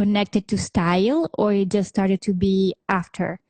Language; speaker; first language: English; non-native, fluent; Italian